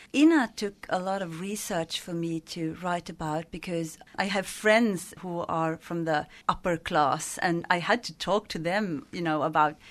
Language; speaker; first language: English; non-native, fluent; Swedish